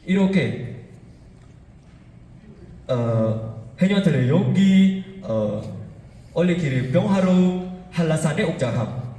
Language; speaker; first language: Korean; non-native, fluent; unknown